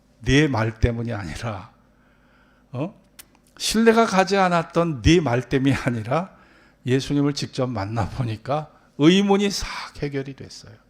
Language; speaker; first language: Korean; native; Korean